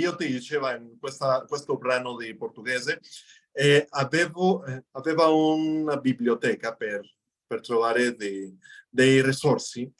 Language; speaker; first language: Italian; non-native, fluent; Spanish